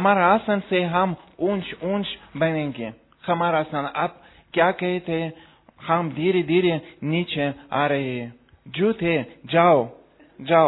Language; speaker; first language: Hindi; non-native, learner; Russian